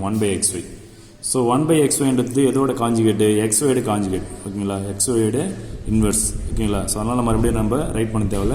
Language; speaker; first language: Tamil; native; Tamil